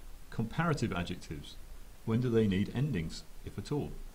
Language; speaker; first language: English; native; English